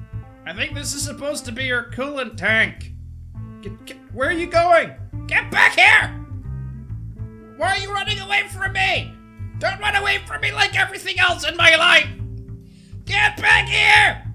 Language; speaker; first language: English; native; English